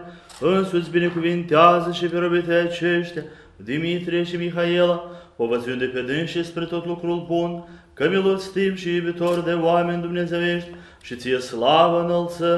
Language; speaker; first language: Romanian; native; Romanian